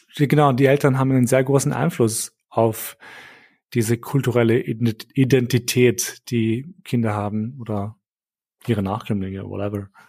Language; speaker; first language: German; early bilingual, other home language; Albanian